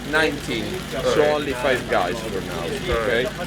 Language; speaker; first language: English; non-native, learner; Italian